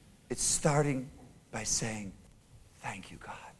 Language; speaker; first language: English; native; English